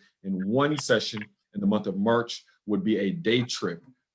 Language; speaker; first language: English; native; English